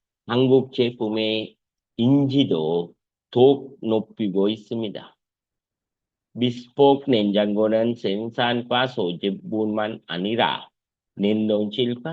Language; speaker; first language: Korean; non-native, fluent; Sinhala